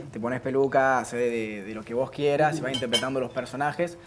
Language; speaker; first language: Spanish; native; Spanish